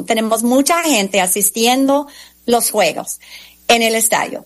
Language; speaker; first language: Spanish; non-native, fluent; English